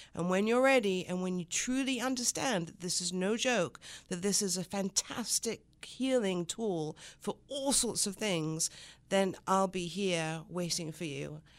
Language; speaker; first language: English; non-native, fluent; French